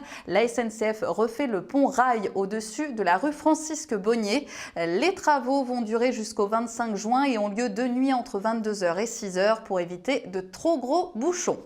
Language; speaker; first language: French; native; French